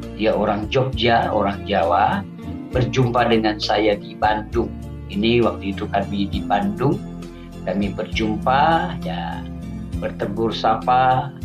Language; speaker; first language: Indonesian; non-native, local second language; Achinese